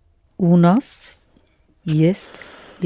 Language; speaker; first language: Russian; non-native, learner; English